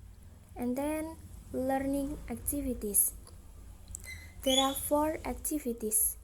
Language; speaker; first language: English; non-native, learner; Indonesian